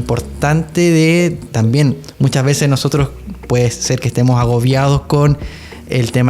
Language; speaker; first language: Spanish; native; Spanish